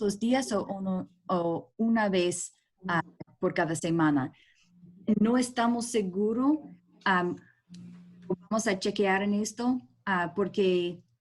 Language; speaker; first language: Spanish; non-native, learner; English